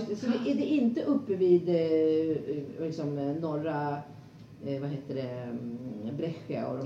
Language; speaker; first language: Swedish; native; Swedish